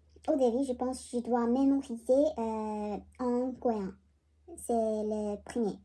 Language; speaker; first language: French; non-native, learner; Korean